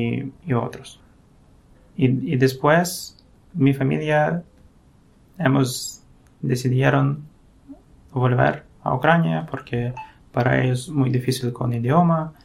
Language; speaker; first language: Spanish; non-native, learner; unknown